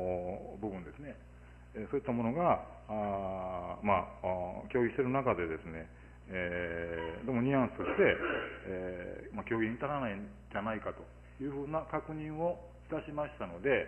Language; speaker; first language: Japanese; native; Japanese